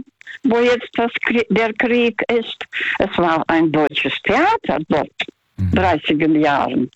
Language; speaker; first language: German; non-native, fluent; Russian